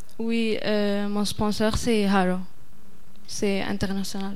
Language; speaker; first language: French; non-native, fluent; Arabic